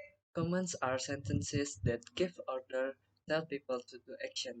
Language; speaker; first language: English; non-native, learner; Indonesian